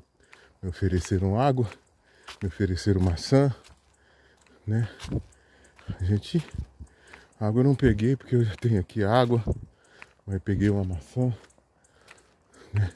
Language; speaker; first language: Portuguese; native; Portuguese